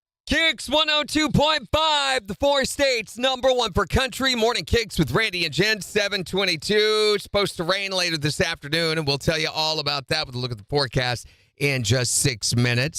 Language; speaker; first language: English; native; English